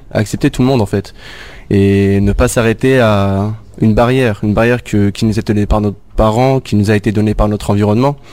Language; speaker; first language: French; early bilingual, other home language; Arabic